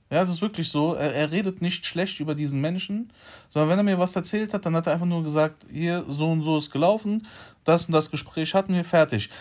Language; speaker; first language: German; early bilingual, other home language; Polish